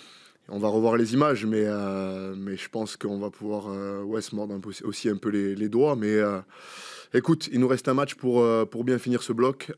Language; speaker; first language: French; native; French